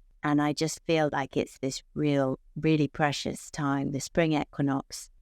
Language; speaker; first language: English; native; English